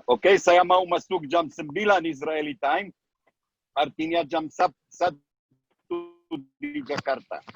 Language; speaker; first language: Indonesian; non-native, learner; Hebrew